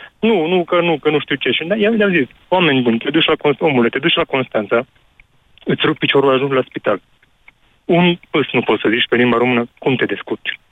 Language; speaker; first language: Romanian; non-native, local second language; Hungarian